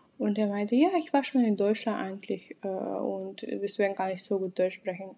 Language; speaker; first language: German; non-native, fluent; Russian